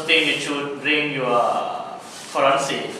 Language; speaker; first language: English; non-native, learner; Thai